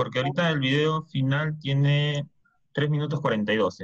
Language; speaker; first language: Spanish; native; Spanish